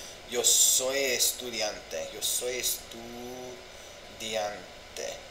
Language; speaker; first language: Spanish; non-native, learner; English